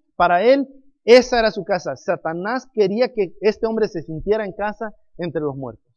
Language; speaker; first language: Spanish; non-native, fluent; English